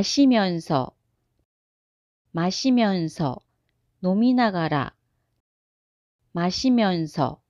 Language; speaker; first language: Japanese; non-native, fluent; Korean